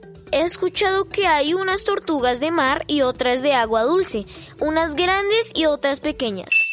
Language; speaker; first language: Spanish; native; Spanish